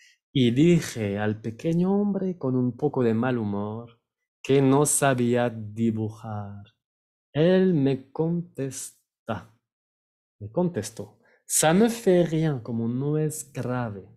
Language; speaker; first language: Spanish; non-native, fluent; French